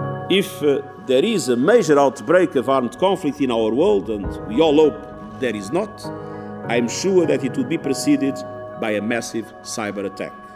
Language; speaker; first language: English; non-native, fluent; Portuguese